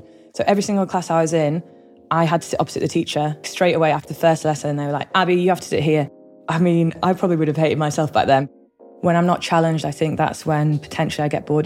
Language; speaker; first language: English; native; English